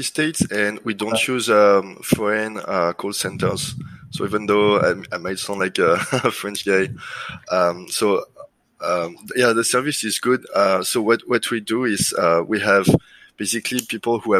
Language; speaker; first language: English; non-native, fluent; French